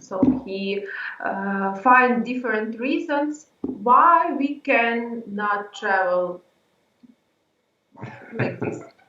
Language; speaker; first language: English; non-native, learner; Ukrainian